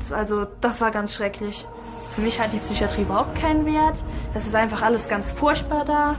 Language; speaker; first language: German; native; German